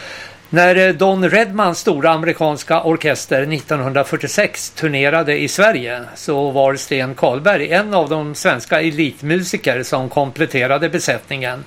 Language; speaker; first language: Swedish; native; Swedish